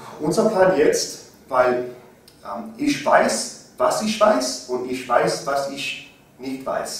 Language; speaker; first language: German; non-native, learner; English